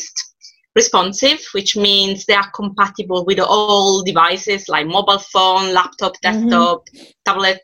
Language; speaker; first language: English; non-native, fluent; Italian